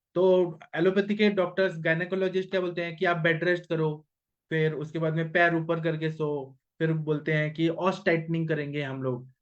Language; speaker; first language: Hindi; non-native, local second language; Marathi